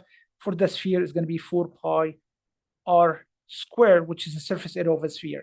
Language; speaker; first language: English; non-native, fluent; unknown